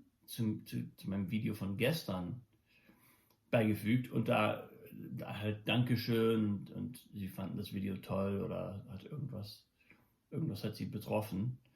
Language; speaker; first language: German; non-native, local second language; English